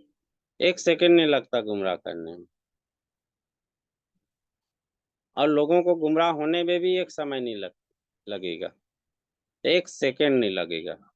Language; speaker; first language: Hindi; native; Hindi